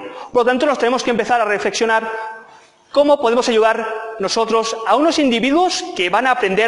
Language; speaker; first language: Spanish; native; Spanish